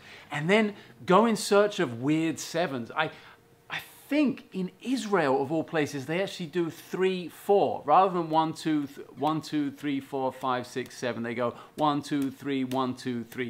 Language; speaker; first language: English; native; English